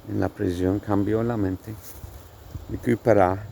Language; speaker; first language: Spanish; non-native, learner; English